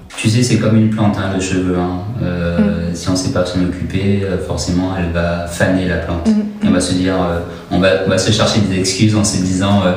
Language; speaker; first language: French; native; French